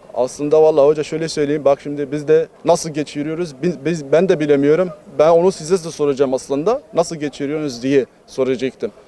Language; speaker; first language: Turkish; non-native, fluent; Arabic